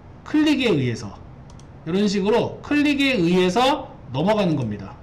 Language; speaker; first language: Korean; native; Korean